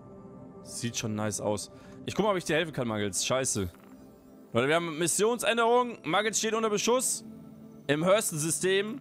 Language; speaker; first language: German; native; German